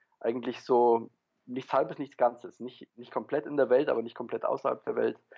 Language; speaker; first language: German; early bilingual, other home language; Polish